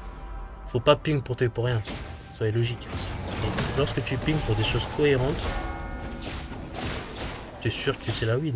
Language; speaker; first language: French; native; French